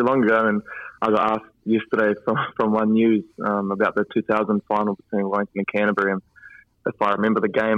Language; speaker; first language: English; native; English